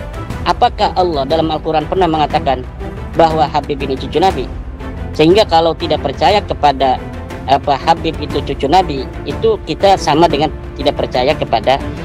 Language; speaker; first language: Indonesian; native; Indonesian